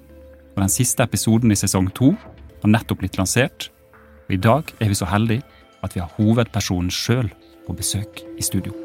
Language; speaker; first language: Norwegian; native; Norwegian